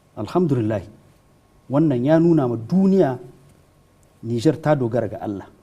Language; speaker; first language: Hausa; non-native, local second language; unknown